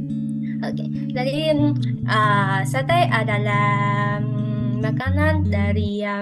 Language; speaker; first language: Indonesian; non-native, fluent; Vietnamese